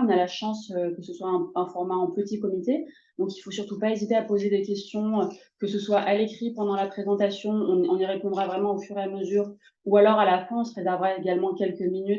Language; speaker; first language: French; native; French